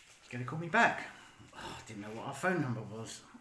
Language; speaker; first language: English; native; English